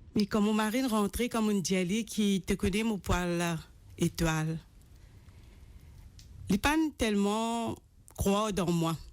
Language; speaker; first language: French; non-native, local second language; Morisyen